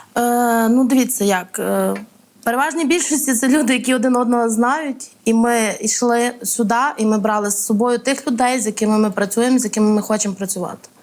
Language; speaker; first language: Ukrainian; native; Ukrainian